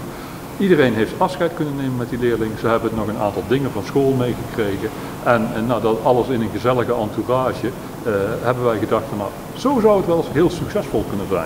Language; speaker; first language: Dutch; native; Dutch